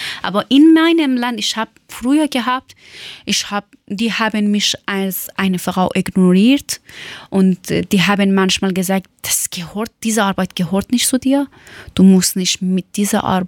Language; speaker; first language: German; non-native, learner; Persian